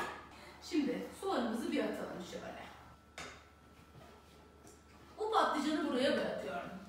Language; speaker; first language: Turkish; native; Turkish